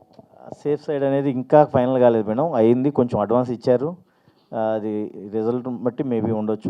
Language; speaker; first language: Telugu; native; Telugu